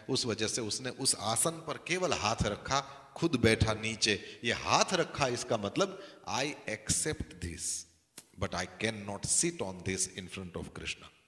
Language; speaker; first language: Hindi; non-native, local second language; Gujarati